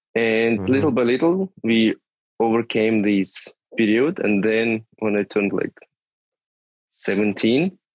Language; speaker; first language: English; non-native, fluent; Russian